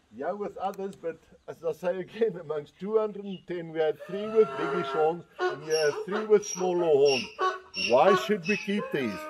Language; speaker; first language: English; non-native, local second language; Afrikaans